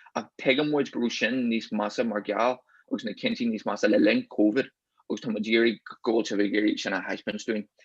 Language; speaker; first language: Irish; native; Irish